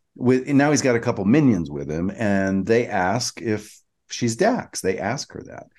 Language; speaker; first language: English; native; English